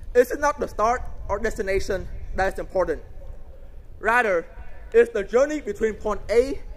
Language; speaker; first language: English; non-native, fluent; Vietnamese